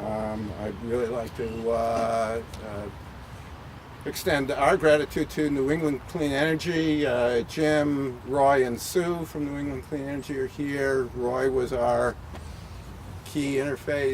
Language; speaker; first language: English; native; English